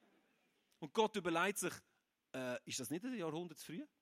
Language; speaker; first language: German; native; German